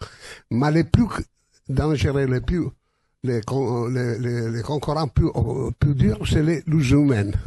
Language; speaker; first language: French; non-native, learner; Italian